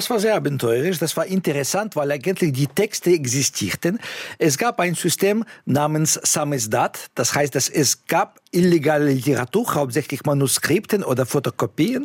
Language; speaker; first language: German; non-native, fluent; Russian